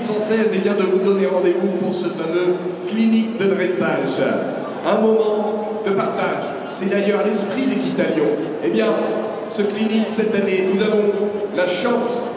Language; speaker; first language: French; native; French